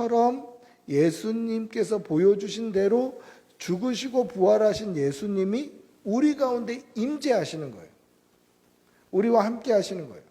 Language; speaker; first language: Korean; native; Korean